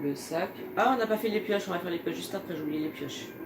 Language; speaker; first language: French; native; French